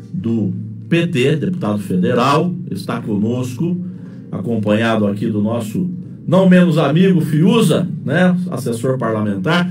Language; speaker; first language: Portuguese; native; Portuguese